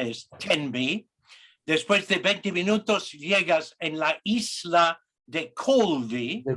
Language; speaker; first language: Spanish; non-native, fluent; English